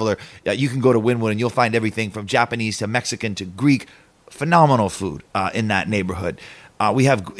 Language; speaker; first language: English; native; English